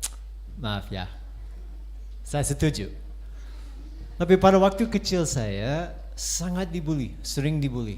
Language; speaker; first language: Indonesian; non-native, fluent; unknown